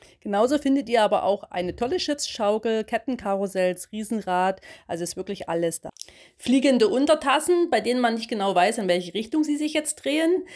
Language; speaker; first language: German; native; German